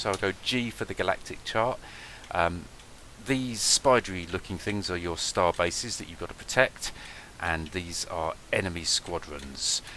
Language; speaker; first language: English; native; English